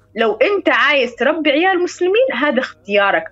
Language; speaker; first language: Arabic; non-native, fluent; Somali